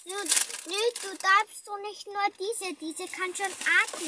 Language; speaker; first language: German; early bilingual, other home language; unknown